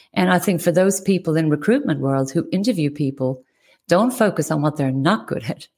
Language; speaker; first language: English; native; English